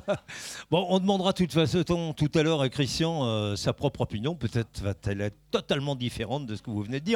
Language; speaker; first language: French; native; French